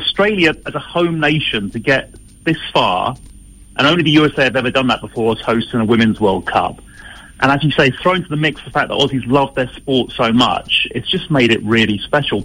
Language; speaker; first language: English; native; English